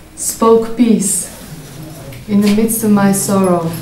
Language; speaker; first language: English; non-native, fluent; Bulgarian